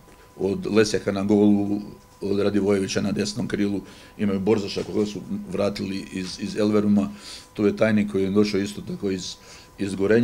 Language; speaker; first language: Croatian; native; Croatian